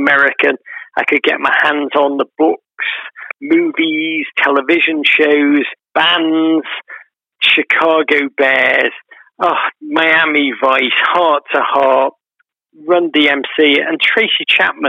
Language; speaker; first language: English; native; English